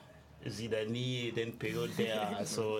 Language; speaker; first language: Danish; non-native, learner; French